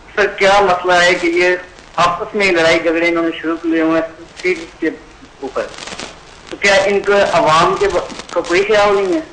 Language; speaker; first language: Urdu; non-native, local second language; Punjabi